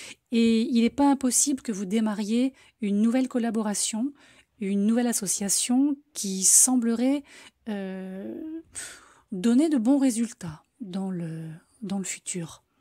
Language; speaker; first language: French; native; French